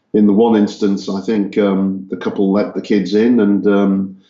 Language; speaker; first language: English; native; English